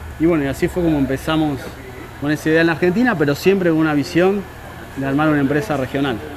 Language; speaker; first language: Spanish; native; Spanish